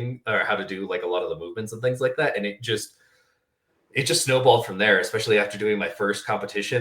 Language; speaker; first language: English; native; English